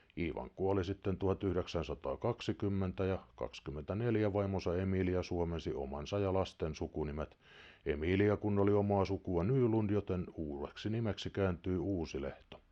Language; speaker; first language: Finnish; native; Finnish